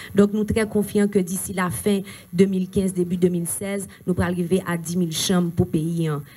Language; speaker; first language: French; non-native, local second language; Haitian Creole